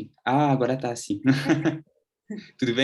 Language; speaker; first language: Portuguese; non-native, fluent; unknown